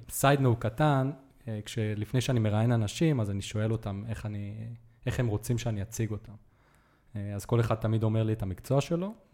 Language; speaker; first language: Hebrew; native; Hebrew